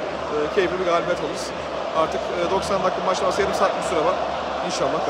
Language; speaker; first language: Turkish; native; Turkish